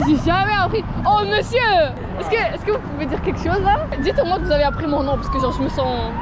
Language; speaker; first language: French; native; French